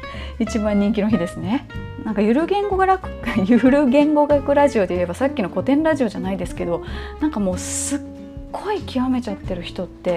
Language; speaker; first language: Japanese; native; Japanese